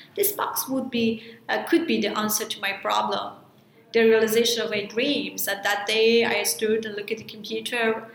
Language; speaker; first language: English; non-native, fluent; Persian